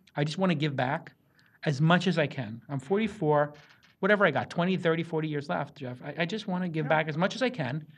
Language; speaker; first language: English; native; English